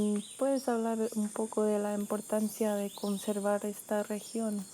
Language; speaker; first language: Spanish; non-native, fluent; English